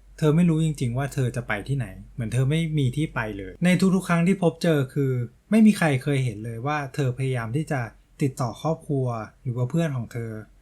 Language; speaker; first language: Thai; native; Thai